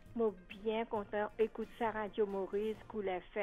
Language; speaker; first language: French; non-native, local second language; Morisyen